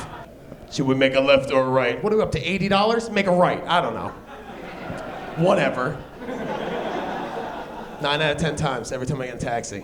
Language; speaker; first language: English; native; English